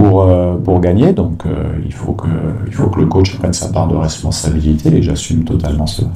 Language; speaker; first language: French; native; French